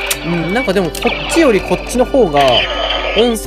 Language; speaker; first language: Japanese; native; Japanese